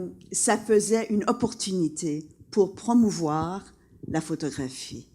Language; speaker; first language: French; non-native, local second language; English